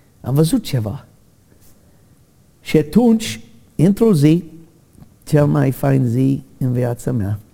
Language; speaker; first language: Romanian; non-native, learner; English